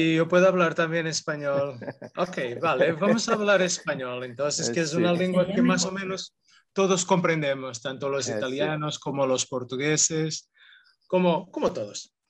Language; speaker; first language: Spanish; non-native, fluent; Italian